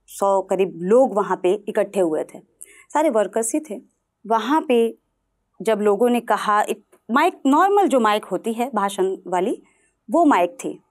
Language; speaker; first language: Hindi; non-native, local second language; Bhojpuri